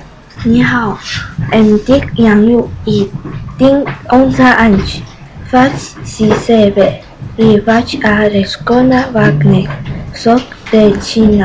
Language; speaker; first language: Catalan; non-native, learner; Chinese